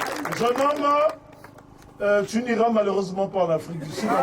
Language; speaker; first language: French; non-native, local second language; Kongo